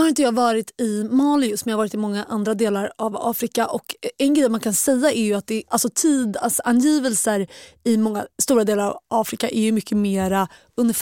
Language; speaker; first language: Swedish; native; Swedish